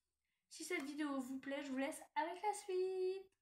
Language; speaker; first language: French; native; French